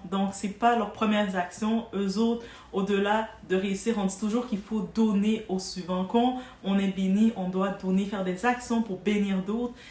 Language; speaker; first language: French; non-native, local second language; Haitian Creole